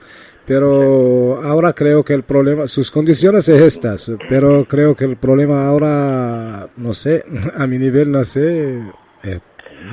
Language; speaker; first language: Spanish; non-native, learner; Arabic